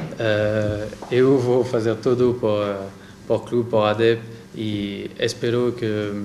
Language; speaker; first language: Portuguese; non-native, learner; French